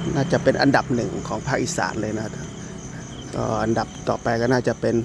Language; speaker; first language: Thai; native; Thai